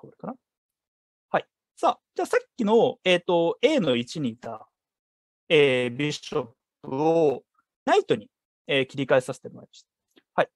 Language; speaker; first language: Japanese; native; Japanese